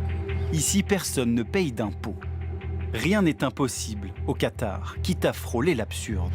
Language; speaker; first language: French; native; French